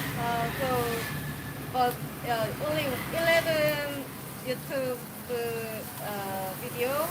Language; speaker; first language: English; non-native, learner; Korean